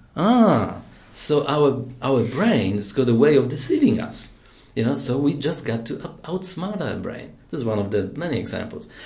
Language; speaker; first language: English; non-native, fluent; Polish